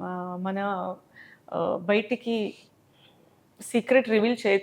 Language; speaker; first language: Telugu; non-native, local second language; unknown